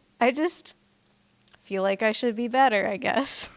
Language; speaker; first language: English; native; English